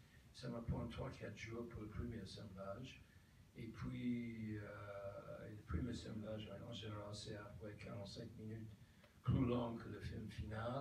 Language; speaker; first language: French; non-native, fluent; English